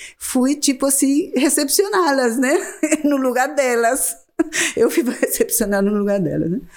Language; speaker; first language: Portuguese; non-native, fluent; Spanish